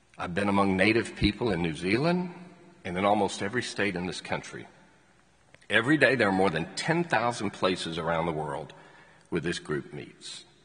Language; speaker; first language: English; native; English